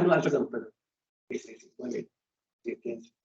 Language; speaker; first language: Spanish; non-native, fluent; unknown